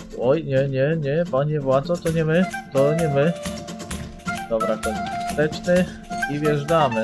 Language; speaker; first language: Polish; native; Polish